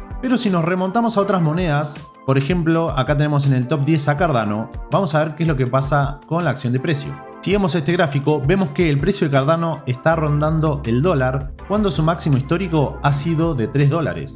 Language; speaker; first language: Spanish; native; Spanish